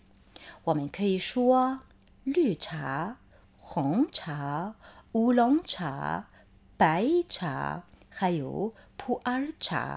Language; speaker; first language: Chinese; non-native, fluent; Arabic